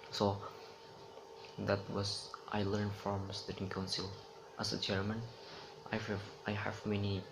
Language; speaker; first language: English; non-native, learner; Indonesian